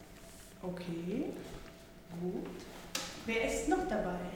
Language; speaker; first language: German; non-native, learner; Czech